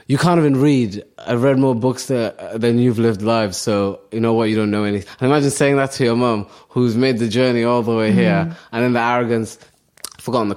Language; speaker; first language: English; early bilingual, other home language; Somali